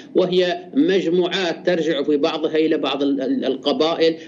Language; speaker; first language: Arabic; native; Arabic